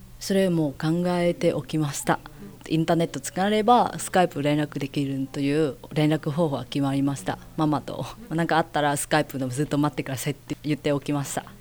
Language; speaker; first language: Japanese; non-native, fluent; Vietnamese